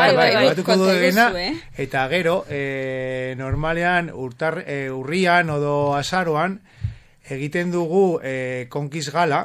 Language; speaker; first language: Basque; non-native, local second language; Spanish